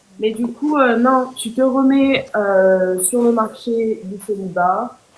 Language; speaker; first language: French; non-native, local second language; Haitian Creole